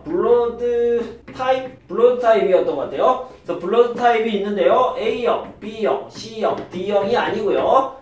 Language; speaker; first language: Korean; native; Korean